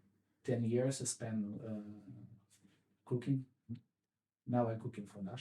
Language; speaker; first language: English; non-native, fluent; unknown